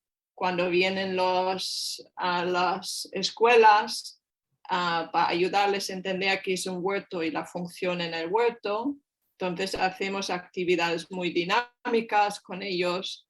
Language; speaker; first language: Spanish; non-native, fluent; German